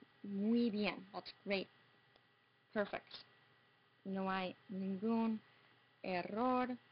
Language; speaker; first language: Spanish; non-native, fluent; English